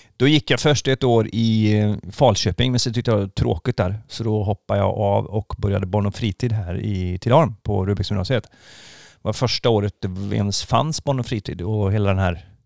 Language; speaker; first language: Swedish; native; Swedish